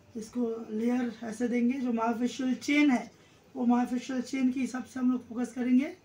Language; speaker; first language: Hindi; non-native, local second language; Bangla